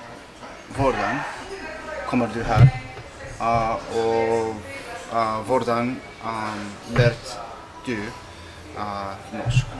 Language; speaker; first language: Norwegian; non-native, learner; English